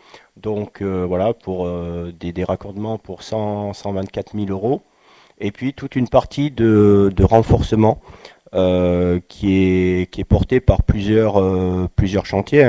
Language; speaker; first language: French; native; French